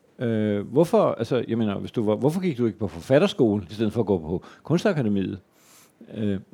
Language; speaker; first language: Danish; native; Danish